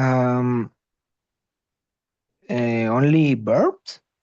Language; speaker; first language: English; non-native, learner; Spanish